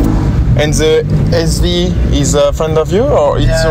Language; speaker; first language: English; non-native, learner; French